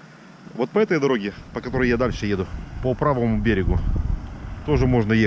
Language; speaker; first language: Russian; native; Russian